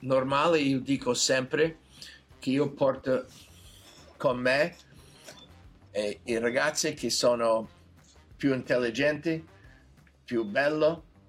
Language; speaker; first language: Italian; non-native, learner; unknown